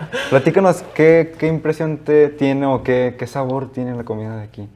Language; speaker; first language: Spanish; native; Spanish